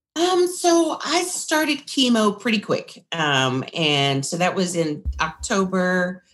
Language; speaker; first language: English; native; English